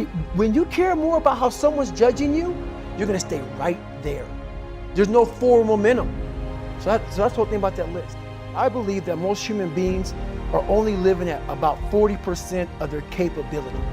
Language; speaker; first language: English; native; English